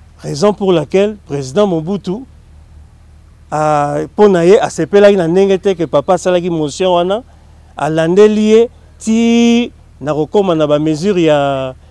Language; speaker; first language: Lingala; non-native, local second language; Kongo